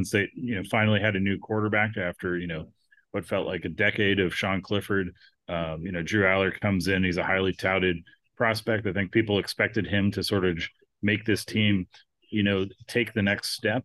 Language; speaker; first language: English; native; English